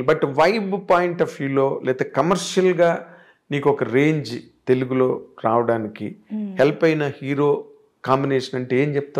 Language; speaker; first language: Telugu; native; Telugu